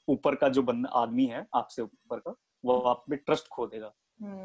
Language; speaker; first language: Hindi; native; Hindi